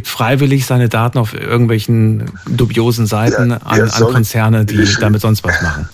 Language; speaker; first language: German; native; German